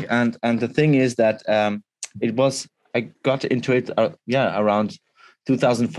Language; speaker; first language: English; non-native, fluent; Swiss German